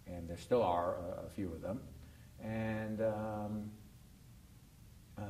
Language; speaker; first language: English; native; English